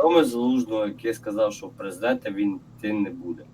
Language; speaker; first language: Ukrainian; non-native, local second language; Russian